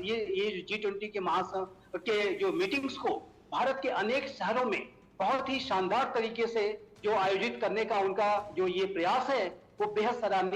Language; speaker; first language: Hindi; native; Hindi